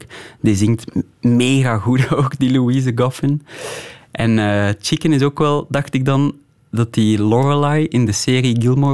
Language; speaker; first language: Dutch; native; Dutch